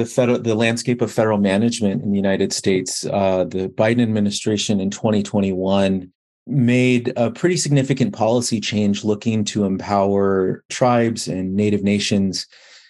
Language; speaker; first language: English; native; English